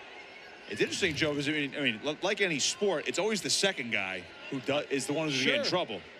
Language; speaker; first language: English; native; English